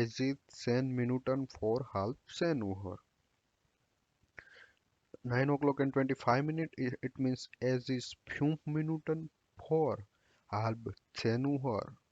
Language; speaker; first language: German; non-native, learner; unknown